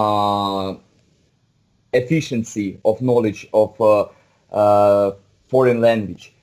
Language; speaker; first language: English; non-native, fluent; Russian